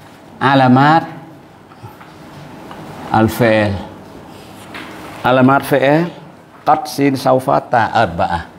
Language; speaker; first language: Arabic; non-native, fluent; Western Cham